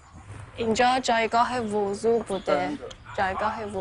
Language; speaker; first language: Persian; non-native, fluent; Chinese